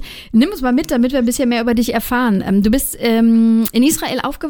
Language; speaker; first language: German; native; German